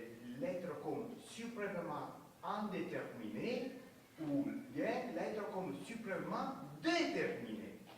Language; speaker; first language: French; non-native, fluent; Spanish